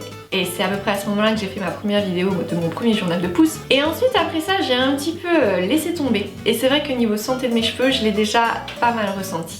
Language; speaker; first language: French; native; French